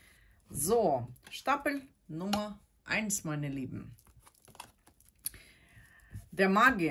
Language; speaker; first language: German; non-native, fluent; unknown